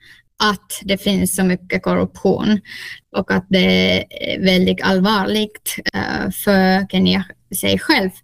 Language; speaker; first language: Swedish; non-native, local second language; Finnish